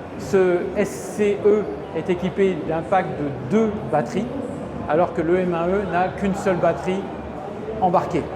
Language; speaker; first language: French; native; French